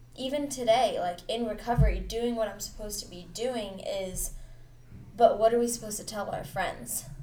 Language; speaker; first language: English; early bilingual, other home language; Hindi